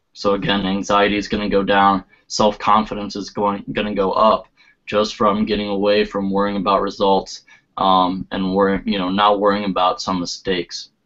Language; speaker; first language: English; native; English